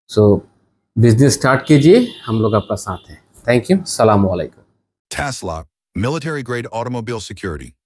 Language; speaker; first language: Hindi; non-native, learner; Bangla